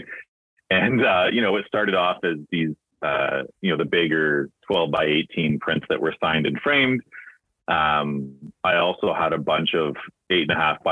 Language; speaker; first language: English; native; English